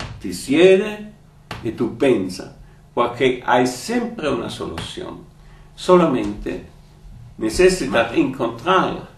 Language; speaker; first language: Italian; non-native, fluent; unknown